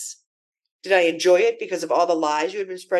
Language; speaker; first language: English; native; English